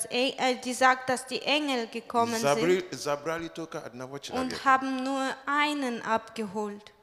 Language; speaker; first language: German; non-native, fluent; Russian